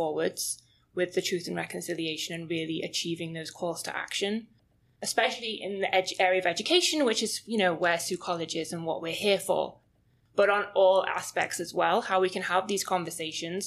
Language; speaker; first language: English; native; English